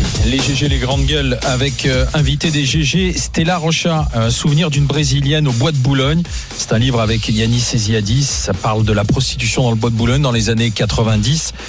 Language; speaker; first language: French; native; French